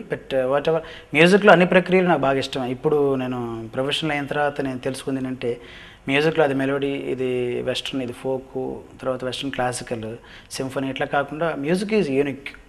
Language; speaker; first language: Telugu; native; Telugu